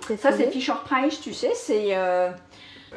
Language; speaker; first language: French; native; French